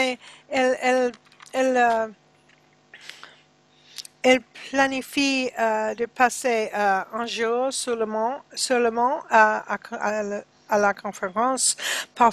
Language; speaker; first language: French; non-native, learner; English